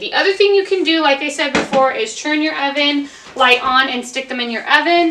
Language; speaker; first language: English; native; English